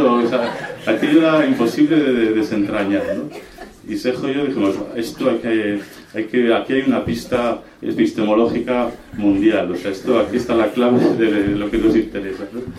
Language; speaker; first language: Spanish; native; Spanish